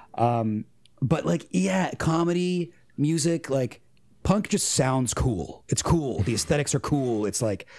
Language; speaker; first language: English; native; English